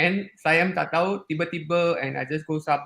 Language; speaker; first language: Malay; non-native, local second language; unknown